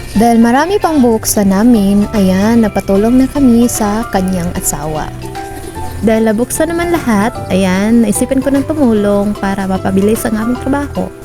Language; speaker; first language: Filipino; non-native, local second language; Cebuano